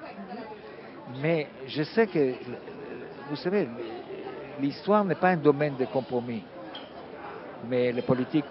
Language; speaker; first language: French; non-native, fluent; Hebrew